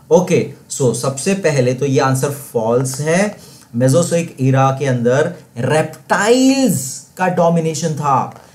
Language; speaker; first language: Hindi; non-native, local second language; Marathi